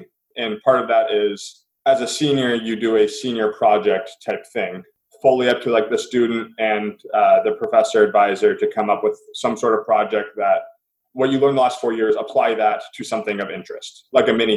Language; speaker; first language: English; native; English